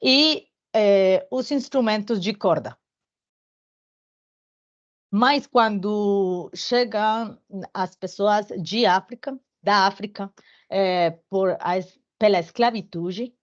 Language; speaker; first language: Portuguese; non-native, learner; Spanish